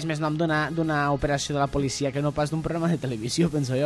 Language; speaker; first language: Catalan; native; Catalan